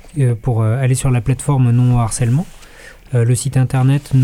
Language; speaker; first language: French; native; French